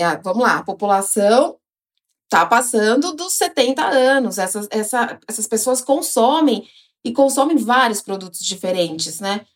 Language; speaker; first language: Portuguese; native; Portuguese